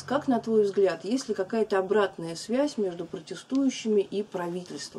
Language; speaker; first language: Russian; native; Russian